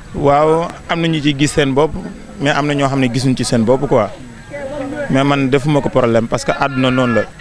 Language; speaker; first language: Wolof; native; Wolof